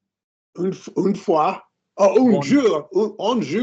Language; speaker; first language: French; non-native, learner; English